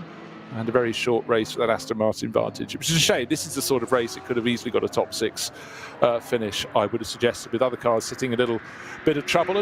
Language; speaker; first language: English; native; English